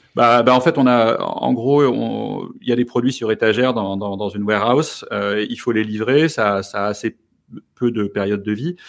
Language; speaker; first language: French; native; French